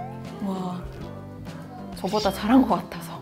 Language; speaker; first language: Korean; non-native, fluent; Indonesian